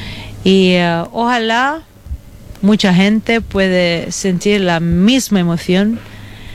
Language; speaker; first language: Spanish; non-native, fluent; Italian